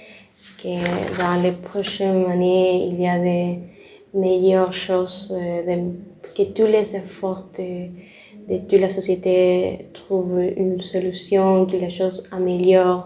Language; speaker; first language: French; non-native, learner; Spanish